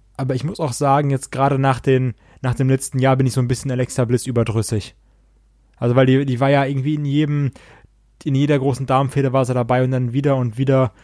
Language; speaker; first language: German; native; German